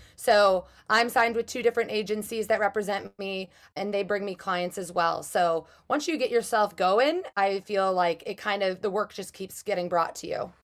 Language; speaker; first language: English; native; English